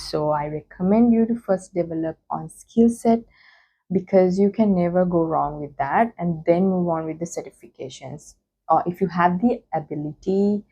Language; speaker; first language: English; non-native, local second language; Sinhala